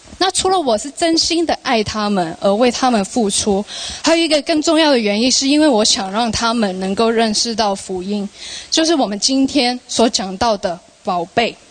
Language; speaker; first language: Chinese; non-native, local second language; Cantonese